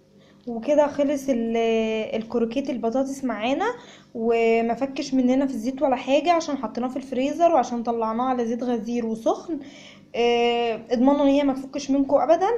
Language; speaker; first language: Arabic; native; Arabic